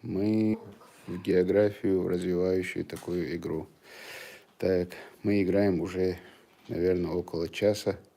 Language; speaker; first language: Russian; non-native, local second language; Chechen